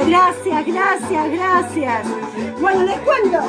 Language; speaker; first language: Spanish; native; Spanish